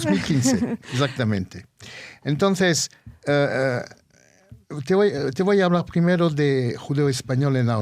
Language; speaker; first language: Spanish; early bilingual, heritage; Ladino